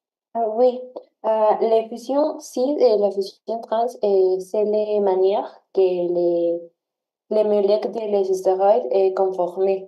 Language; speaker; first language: French; non-native, learner; Spanish